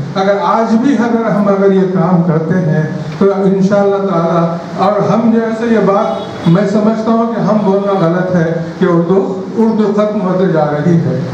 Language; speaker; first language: Urdu; native; Urdu